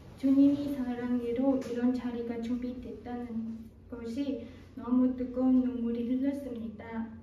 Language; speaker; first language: Korean; non-native, fluent; Mongolian